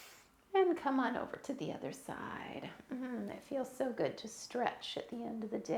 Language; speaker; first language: English; native; English